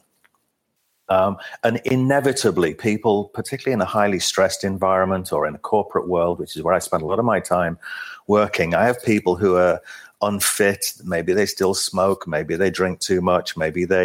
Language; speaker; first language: English; native; English